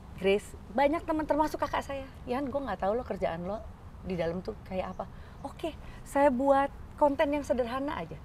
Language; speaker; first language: Indonesian; native; Indonesian